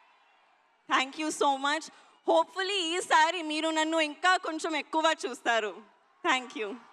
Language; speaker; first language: Telugu; non-native, learner; Hindi